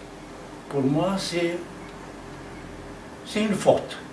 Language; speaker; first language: French; non-native, fluent; Romanian